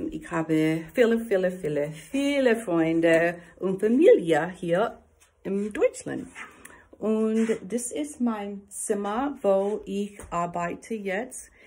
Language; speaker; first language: German; non-native, learner; English